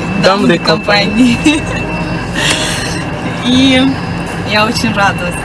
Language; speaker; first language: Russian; non-native, fluent; French